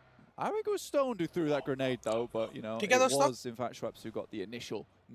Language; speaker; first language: English; native; English